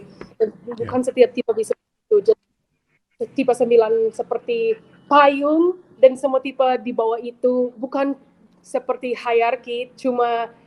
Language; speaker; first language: Indonesian; non-native, fluent; English